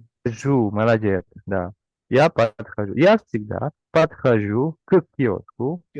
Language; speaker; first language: Russian; non-native, fluent; Indonesian